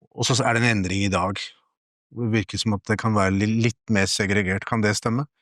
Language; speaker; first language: Norwegian; early bilingual, other home language; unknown